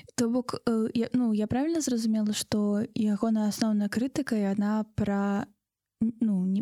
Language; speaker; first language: Belarusian; non-native, local second language; Russian